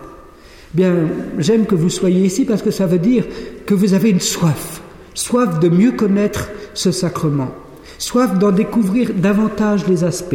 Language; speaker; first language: French; native; French